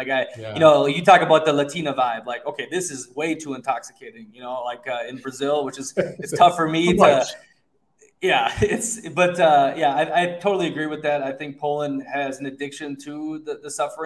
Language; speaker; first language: English; native; English